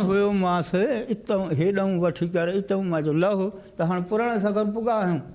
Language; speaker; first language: Sindhi; native; Sindhi